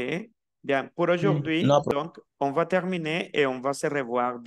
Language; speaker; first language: French; non-native, fluent; Spanish